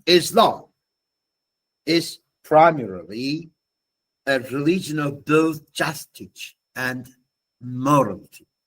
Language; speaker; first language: English; non-native, fluent; Turkish